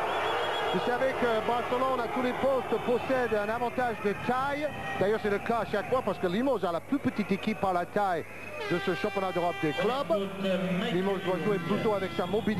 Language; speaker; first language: French; native; French